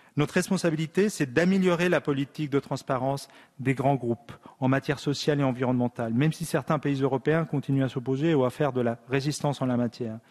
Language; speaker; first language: French; early bilingual, other home language; Spanish